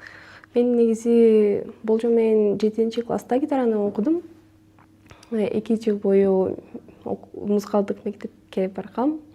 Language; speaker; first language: Kyrgyz; non-native, local second language; Russian